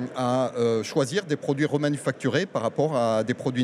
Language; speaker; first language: French; native; French